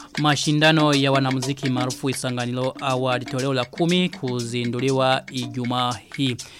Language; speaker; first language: Swahili; non-native, local second language; Rundi